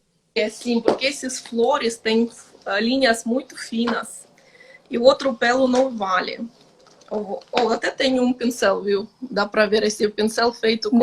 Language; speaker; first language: Portuguese; non-native, fluent; Ukrainian